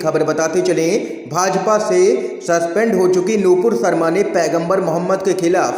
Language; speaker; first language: Hindi; native; Hindi